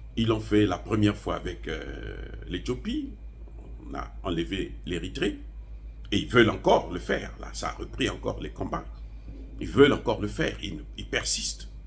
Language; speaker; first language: French; non-native, local second language; Lingala